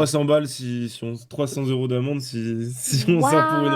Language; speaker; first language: French; native; French